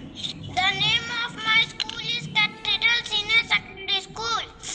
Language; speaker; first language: English; non-native, learner; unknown